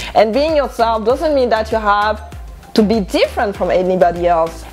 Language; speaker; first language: English; non-native, local second language; French